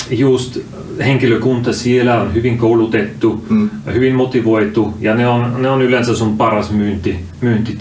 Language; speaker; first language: Finnish; non-native, fluent; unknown